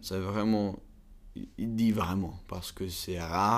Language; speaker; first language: French; non-native, learner; Dutch